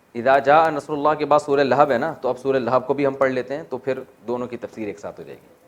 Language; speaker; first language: Urdu; native; Urdu